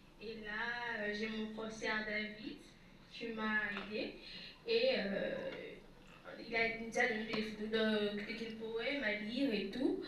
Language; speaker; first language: French; non-native, local second language; Lingala